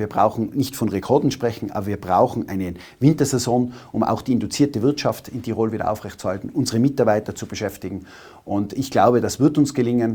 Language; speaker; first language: German; native; German